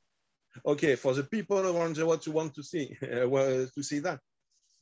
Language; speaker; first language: English; non-native, learner; French